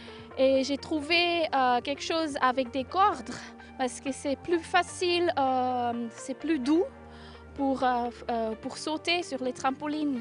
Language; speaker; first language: French; non-native, local second language; German